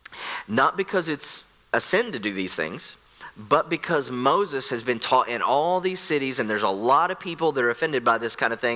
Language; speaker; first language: English; native; English